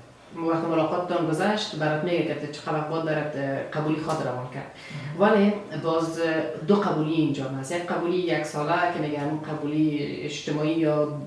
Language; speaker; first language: Persian; native; Persian